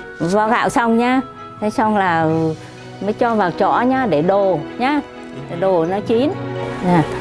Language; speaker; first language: Vietnamese; non-native, local second language; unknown